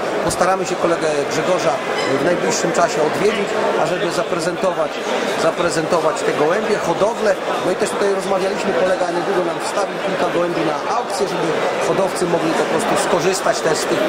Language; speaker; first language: Polish; native; Polish